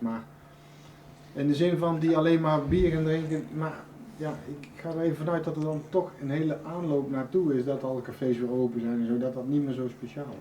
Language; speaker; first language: Dutch; native; Dutch